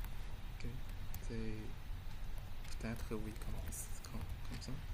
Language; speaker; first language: French; non-native, learner; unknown